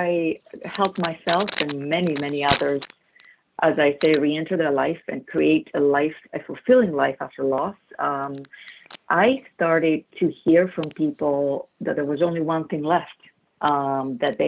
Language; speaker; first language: English; non-native, fluent; Greek